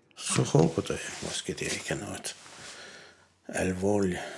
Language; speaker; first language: Danish; non-native, fluent; Turkish